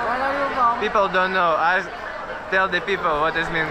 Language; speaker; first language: English; non-native, learner; Russian